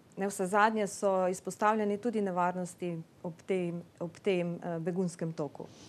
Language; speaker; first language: Slovenian; native; Slovenian